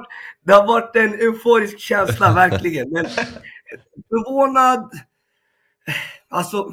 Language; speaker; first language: Swedish; early bilingual, other home language; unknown